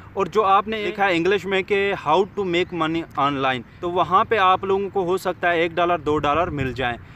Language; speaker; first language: Urdu; native; Urdu